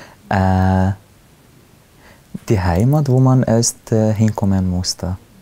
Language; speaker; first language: German; non-native, fluent; Arabic